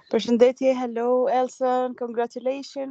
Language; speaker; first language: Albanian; non-native, learner; Arabic